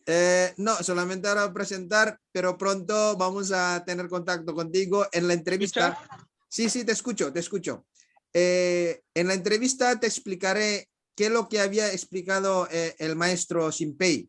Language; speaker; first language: Spanish; non-native, fluent; Indonesian